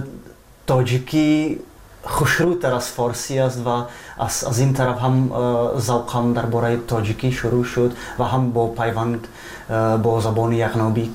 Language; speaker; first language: Persian; non-native, fluent; Czech